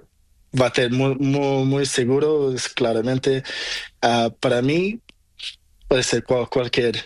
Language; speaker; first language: Spanish; non-native, local second language; Portuguese